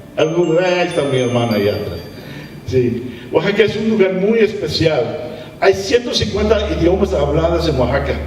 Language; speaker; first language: Spanish; early bilingual, heritage; English